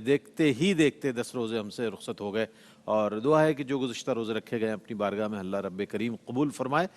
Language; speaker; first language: Urdu; native; Urdu